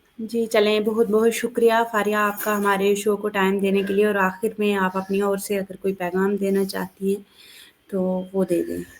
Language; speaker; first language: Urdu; native; Urdu